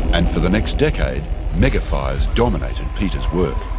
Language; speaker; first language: English; native; English